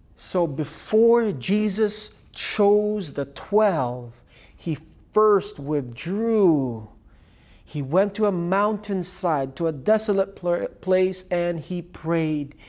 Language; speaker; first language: English; early bilingual, other home language; Filipino